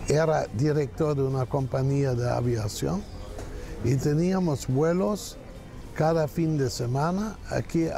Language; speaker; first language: Spanish; non-native, fluent; German